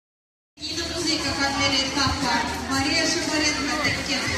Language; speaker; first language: Russian; native; Russian